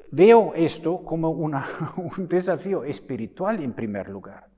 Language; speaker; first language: Spanish; non-native, fluent; German